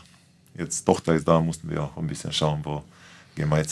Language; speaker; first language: German; non-native, fluent; Slovenian